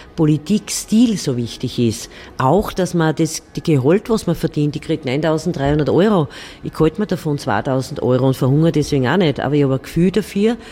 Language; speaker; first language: German; native; German